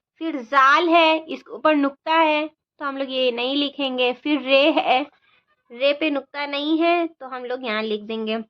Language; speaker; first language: Hindi; native; Hindi